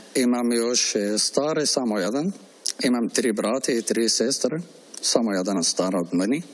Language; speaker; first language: Serbian; non-native, learner; Arabic